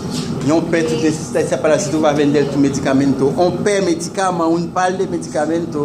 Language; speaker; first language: Spanish; non-native, fluent; Haitian Creole